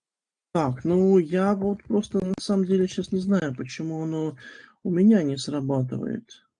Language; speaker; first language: Russian; native; Russian